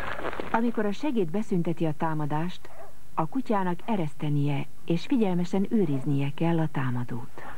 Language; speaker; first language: Hungarian; native; Hungarian